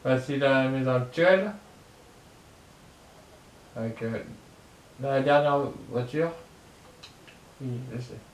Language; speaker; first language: French; native; French